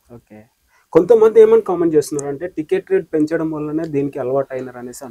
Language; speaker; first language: Telugu; native; Telugu